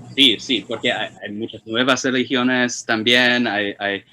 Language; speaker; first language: Spanish; non-native, fluent; Chinese